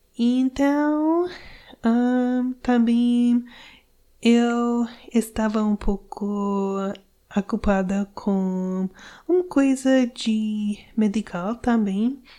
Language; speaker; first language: Portuguese; non-native, learner; English